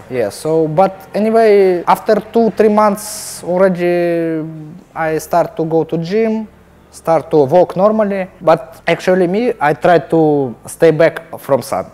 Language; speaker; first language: English; non-native, learner; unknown